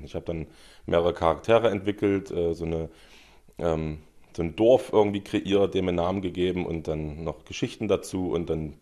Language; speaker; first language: German; native; German